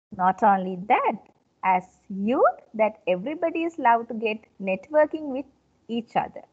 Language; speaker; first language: English; non-native, local second language; Sinhala